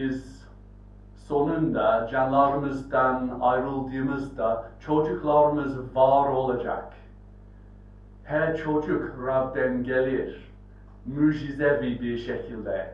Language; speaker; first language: Turkish; non-native, fluent; English